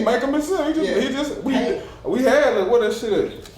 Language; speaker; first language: English; native; English